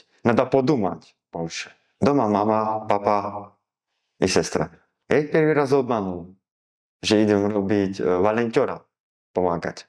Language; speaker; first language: Russian; non-native, learner; Slovak